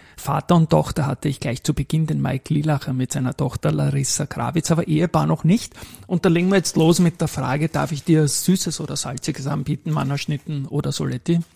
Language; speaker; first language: German; native; German